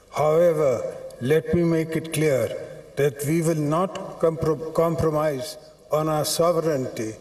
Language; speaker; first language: English; non-native, local second language; Sindhi